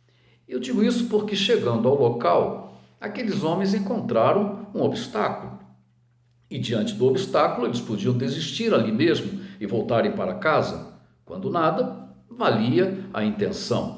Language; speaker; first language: Portuguese; native; Portuguese